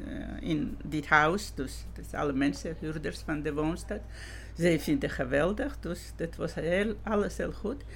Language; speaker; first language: Dutch; non-native, fluent; Georgian